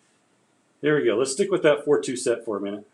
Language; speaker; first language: English; native; English